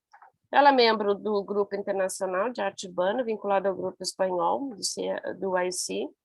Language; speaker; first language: Portuguese; non-native, learner; Spanish